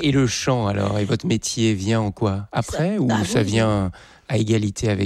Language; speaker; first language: French; native; French